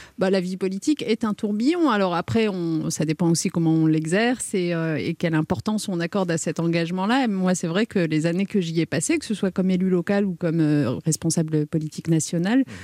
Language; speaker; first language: French; early bilingual, other home language; Arabic